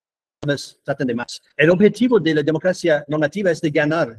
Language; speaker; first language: Spanish; non-native, fluent; English